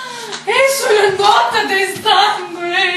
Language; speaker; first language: Spanish; non-native, learner; English